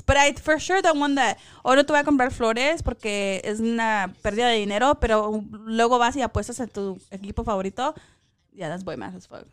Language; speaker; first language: Spanish; early bilingual, heritage; Spanish